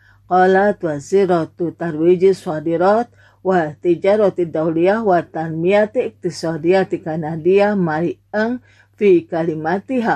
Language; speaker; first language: Arabic; non-native, fluent; Indonesian